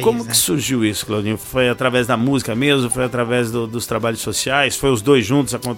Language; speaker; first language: Portuguese; native; Portuguese